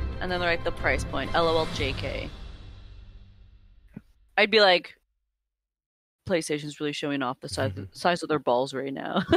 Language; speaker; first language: English; native; English